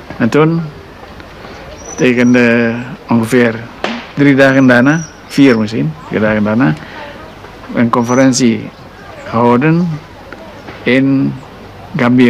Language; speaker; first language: Dutch; non-native, local second language; Indonesian